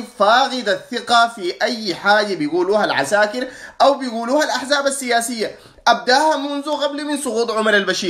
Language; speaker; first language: Arabic; native; Arabic